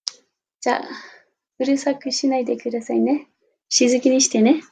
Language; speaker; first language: Japanese; non-native, fluent; English